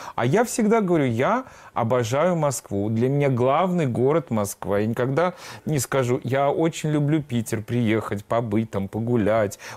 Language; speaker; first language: Russian; native; Russian